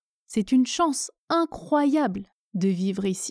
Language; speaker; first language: French; native; French